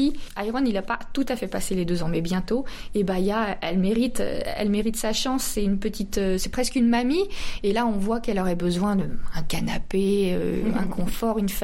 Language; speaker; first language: French; native; French